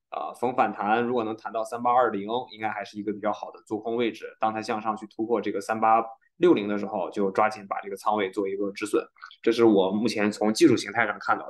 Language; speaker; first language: Chinese; native; Chinese